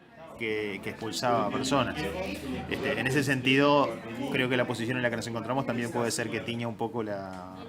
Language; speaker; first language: Spanish; native; Spanish